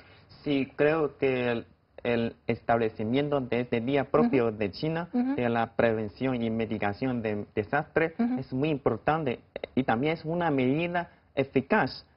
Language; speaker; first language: Spanish; non-native, fluent; Chinese